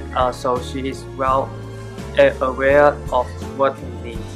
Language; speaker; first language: English; non-native, learner; Chinese